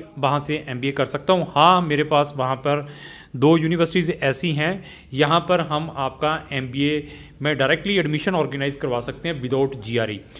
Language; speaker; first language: Hindi; non-native, local second language; Punjabi